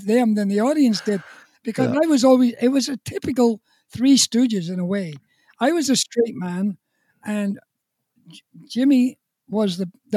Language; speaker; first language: English; native; English